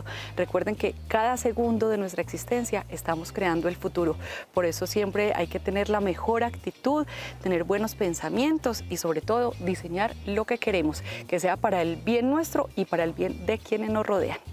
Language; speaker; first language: Spanish; native; Spanish